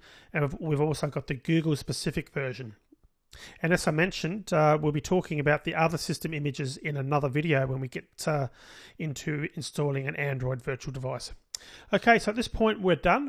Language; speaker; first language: English; native; English